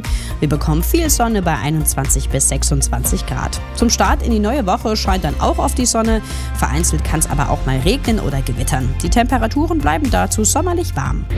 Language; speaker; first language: German; native; German